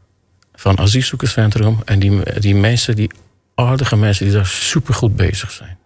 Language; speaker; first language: Dutch; non-native, fluent; Armenian